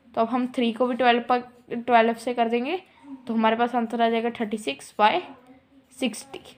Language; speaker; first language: Hindi; non-native, local second language; Punjabi